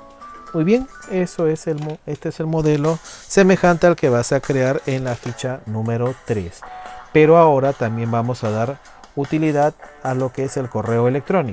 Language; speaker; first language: Spanish; native; Spanish